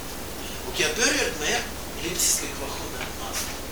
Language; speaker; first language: Swedish; non-native, fluent; Russian